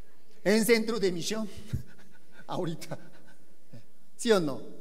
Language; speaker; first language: Spanish; non-native, learner; Korean